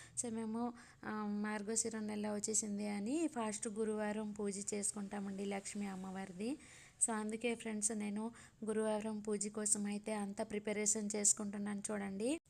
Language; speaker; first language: Telugu; non-native, local second language; Odia